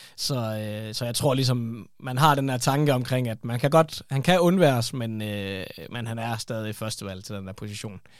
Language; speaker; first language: Danish; native; Danish